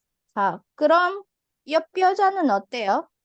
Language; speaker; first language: Korean; non-native, fluent; Indonesian